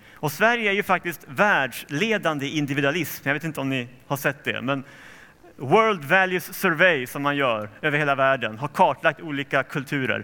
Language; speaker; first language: Swedish; native; Swedish